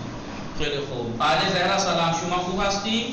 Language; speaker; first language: Persian; non-native, fluent; Urdu